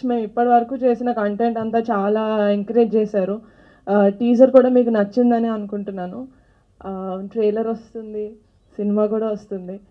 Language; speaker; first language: Telugu; native; Telugu